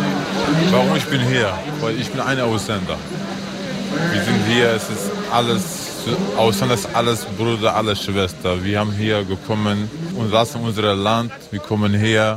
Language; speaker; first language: German; non-native, learner; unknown